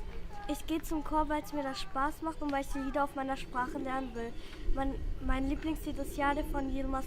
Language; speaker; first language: German; early bilingual, other home language; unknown